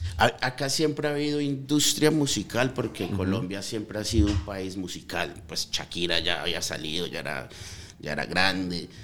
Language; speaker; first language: Spanish; early bilingual, heritage; Spanish